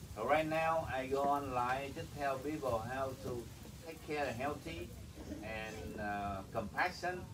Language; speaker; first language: English; non-native, learner; Vietnamese